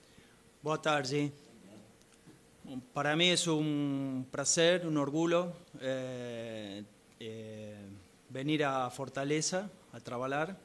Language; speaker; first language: Spanish; non-native, fluent; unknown